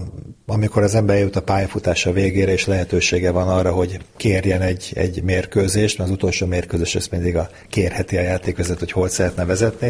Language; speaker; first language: Hungarian; native; Hungarian